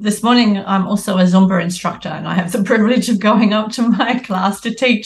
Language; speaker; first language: English; native; English